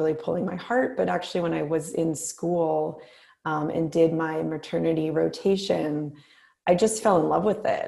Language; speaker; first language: English; native; English